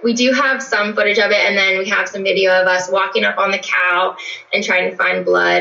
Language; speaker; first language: English; native; English